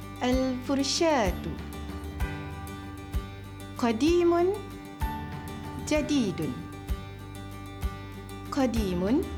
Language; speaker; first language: Arabic; non-native, fluent; Malay